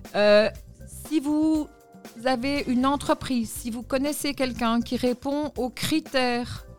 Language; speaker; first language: French; native; French